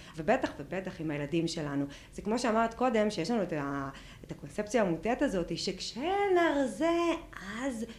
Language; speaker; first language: Hebrew; native; Hebrew